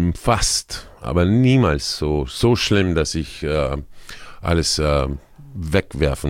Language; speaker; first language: German; non-native, fluent; Croatian